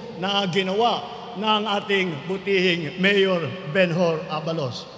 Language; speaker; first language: Filipino; non-native, local second language; Iloko